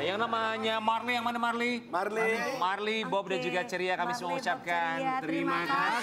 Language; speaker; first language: Indonesian; native; Indonesian